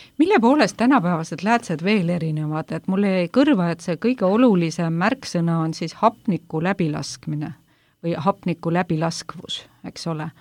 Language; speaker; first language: Estonian; native; Estonian